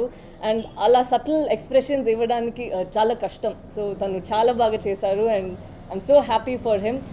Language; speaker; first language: Telugu; non-native, learner; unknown